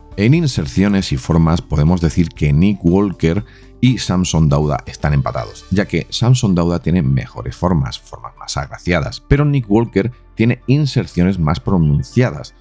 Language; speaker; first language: Spanish; native; Spanish